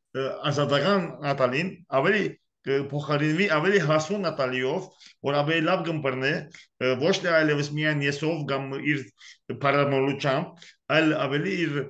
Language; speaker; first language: Armenian; early bilingual, heritage; Armenian